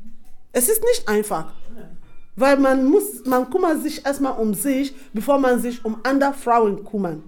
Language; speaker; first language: German; non-native, fluent; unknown